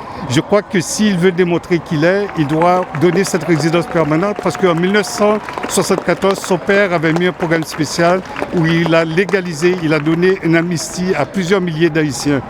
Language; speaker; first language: French; early bilingual, other home language; Haitian Creole